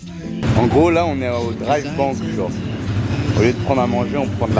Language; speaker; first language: French; native; French